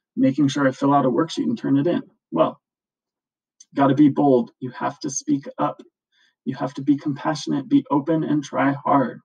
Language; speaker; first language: English; native; English